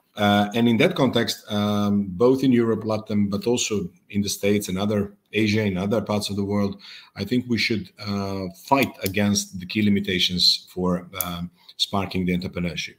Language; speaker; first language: English; non-native, fluent; Serbian